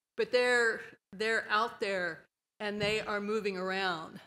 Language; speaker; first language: English; native; English